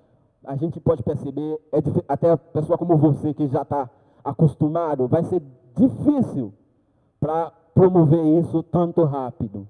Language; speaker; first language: Portuguese; non-native, learner; Haitian Creole